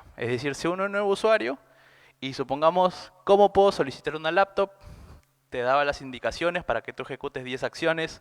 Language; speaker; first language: Spanish; native; Spanish